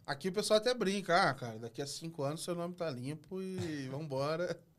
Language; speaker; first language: Portuguese; native; Portuguese